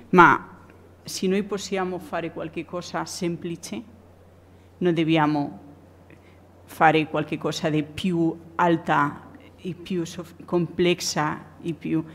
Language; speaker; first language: Italian; non-native, learner; Spanish